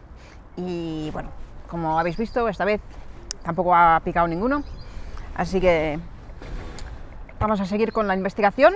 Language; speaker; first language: Spanish; non-native, fluent; English